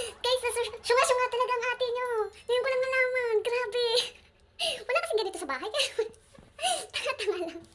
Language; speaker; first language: Filipino; native; Filipino